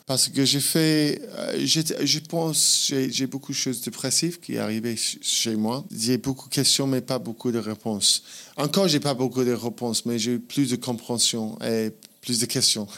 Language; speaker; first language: French; non-native, fluent; English